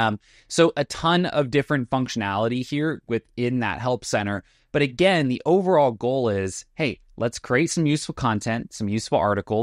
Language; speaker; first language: English; native; English